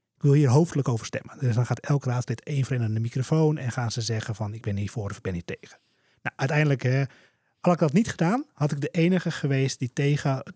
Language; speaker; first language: Dutch; native; Dutch